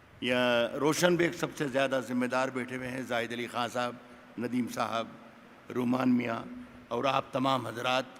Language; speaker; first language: Urdu; native; Urdu